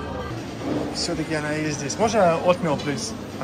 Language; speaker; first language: Russian; native; Russian